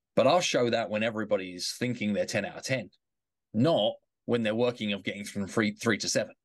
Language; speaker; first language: English; native; English